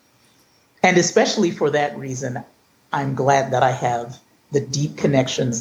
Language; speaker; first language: English; native; English